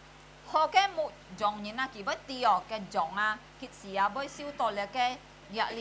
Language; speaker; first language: Chinese; early bilingual, heritage; Hakka Chinese